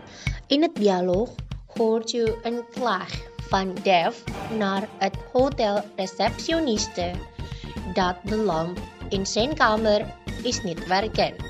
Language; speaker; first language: Dutch; non-native, learner; Indonesian